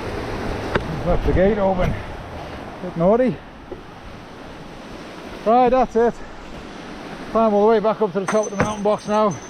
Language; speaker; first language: English; native; English